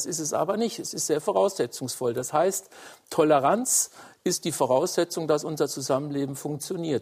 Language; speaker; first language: German; native; German